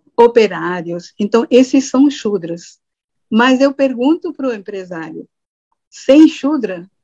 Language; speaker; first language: Portuguese; non-native, fluent; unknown